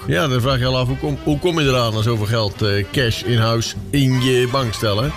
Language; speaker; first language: Dutch; native; Dutch